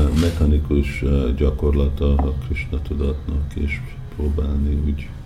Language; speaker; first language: Hungarian; early bilingual, heritage; Hungarian